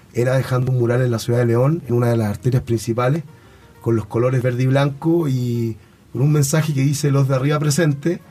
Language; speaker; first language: Spanish; native; Spanish